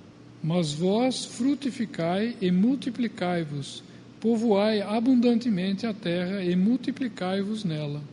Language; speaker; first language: Portuguese; native; Portuguese